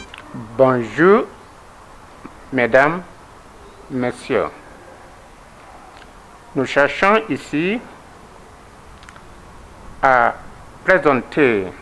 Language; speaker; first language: French; non-native, learner; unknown